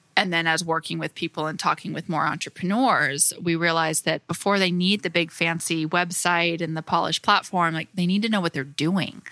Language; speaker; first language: English; native; English